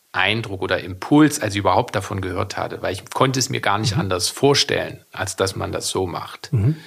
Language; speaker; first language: German; native; German